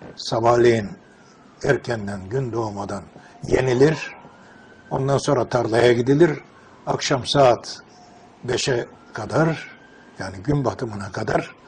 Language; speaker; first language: Turkish; native; Turkish